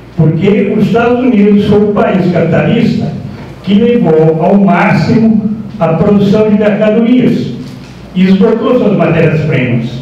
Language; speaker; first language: Portuguese; native; Portuguese